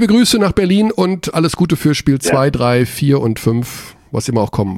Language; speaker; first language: German; native; German